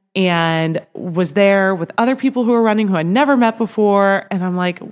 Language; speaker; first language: English; native; English